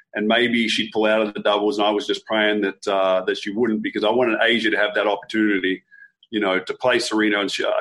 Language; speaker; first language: English; native; English